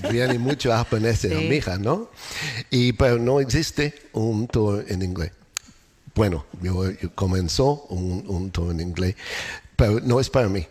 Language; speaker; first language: Spanish; non-native, learner; English